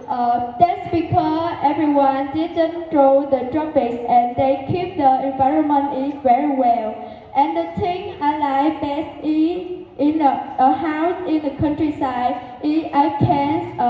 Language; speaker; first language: English; non-native, learner; Vietnamese